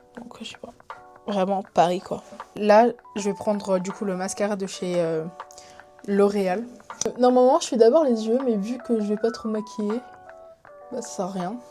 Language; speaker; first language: French; early bilingual, other home language; Spanish